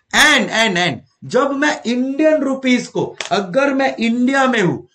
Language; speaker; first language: Hindi; native; Hindi